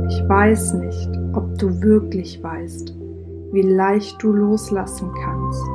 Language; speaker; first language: German; native; German